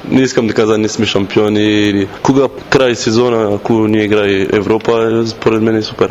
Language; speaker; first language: Bulgarian; non-native, learner; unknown